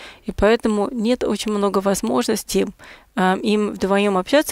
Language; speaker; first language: Russian; non-native, fluent; English